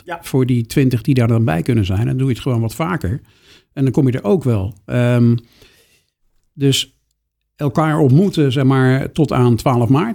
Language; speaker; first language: Dutch; native; Dutch